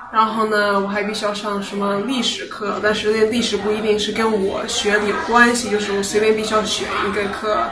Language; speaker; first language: Chinese; early bilingual, heritage; Chinese